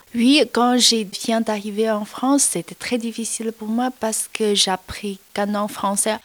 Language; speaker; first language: French; non-native, learner; Chinese